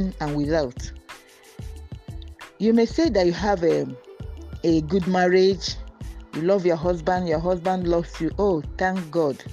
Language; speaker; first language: English; non-native, local second language; Igbo